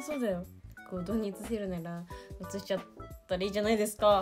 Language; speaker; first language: Japanese; native; Japanese